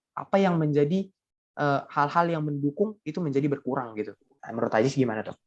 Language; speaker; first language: Indonesian; native; Indonesian